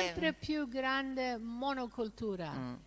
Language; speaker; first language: Italian; non-native, learner; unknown